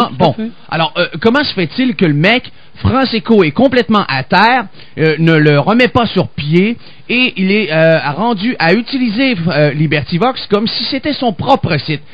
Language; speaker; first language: French; native; French